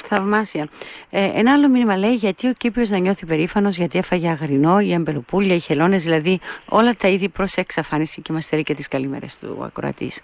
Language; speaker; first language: Greek; native; Greek